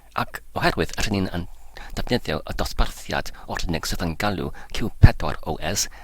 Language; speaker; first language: Welsh; non-native, fluent; German